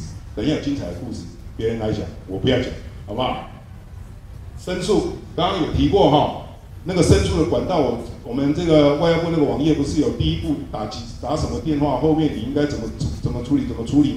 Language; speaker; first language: Chinese; native; Chinese